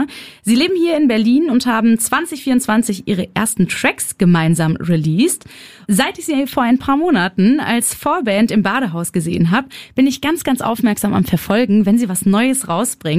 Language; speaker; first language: German; native; German